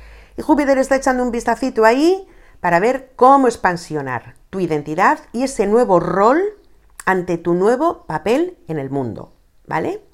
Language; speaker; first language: Spanish; native; Spanish